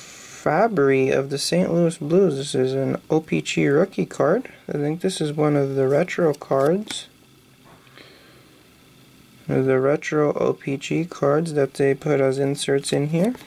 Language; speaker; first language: English; native; English